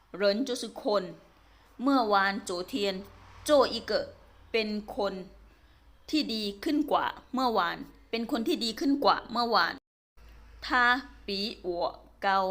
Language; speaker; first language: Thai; native; Thai